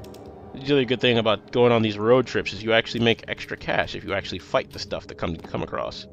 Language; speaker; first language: English; native; English